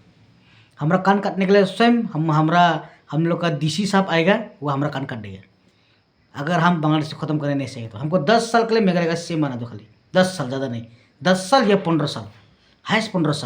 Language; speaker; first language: Hindi; non-native, local second language; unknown